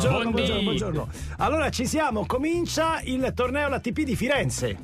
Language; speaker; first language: Italian; native; Italian